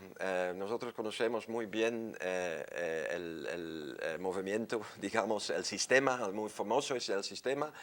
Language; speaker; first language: Spanish; non-native, fluent; Dutch